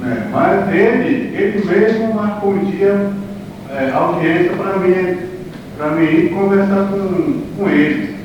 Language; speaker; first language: Portuguese; non-native, local second language; Kayapó